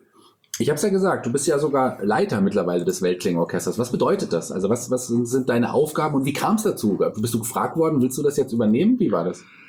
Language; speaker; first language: German; native; German